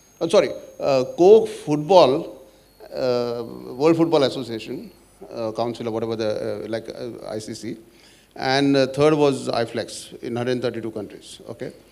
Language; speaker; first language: English; non-native, local second language; Marathi